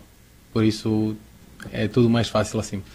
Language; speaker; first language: Portuguese; non-native, fluent; Croatian